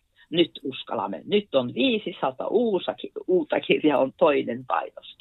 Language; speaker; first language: Finnish; non-native, fluent; Norwegian